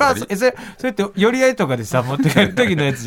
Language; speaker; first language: Japanese; native; Japanese